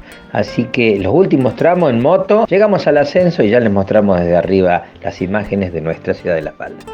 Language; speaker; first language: Spanish; native; Spanish